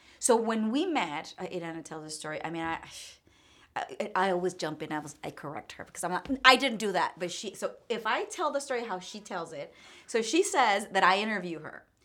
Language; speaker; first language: English; non-native, fluent; Spanish